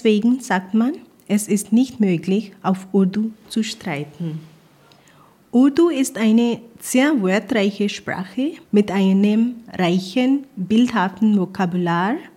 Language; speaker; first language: German; non-native, fluent; Punjabi